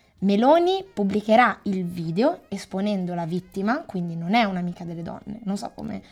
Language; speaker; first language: Italian; native; Italian